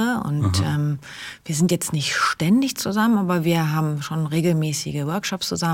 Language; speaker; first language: German; native; German